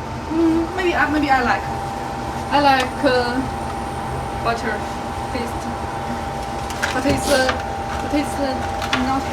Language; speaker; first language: English; non-native, learner; Chinese